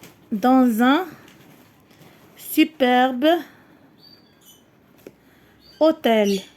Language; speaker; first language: French; non-native, local second language; Arabic